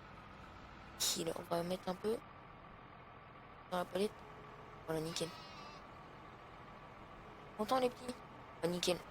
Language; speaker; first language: French; native; French